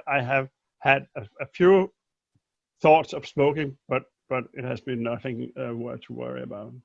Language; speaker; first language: English; non-native, fluent; Danish